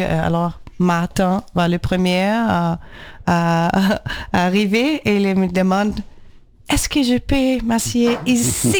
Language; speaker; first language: French; non-native, learner; Portuguese